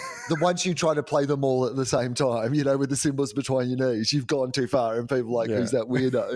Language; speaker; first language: English; native; English